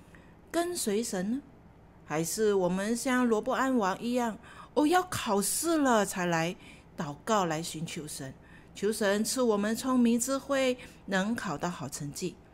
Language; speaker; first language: Chinese; native; Chinese